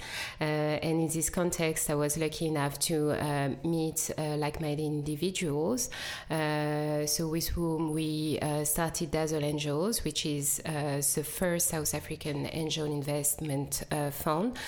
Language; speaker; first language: English; non-native, fluent; French